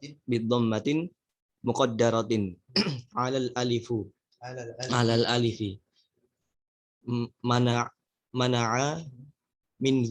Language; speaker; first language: Arabic; non-native, learner; Indonesian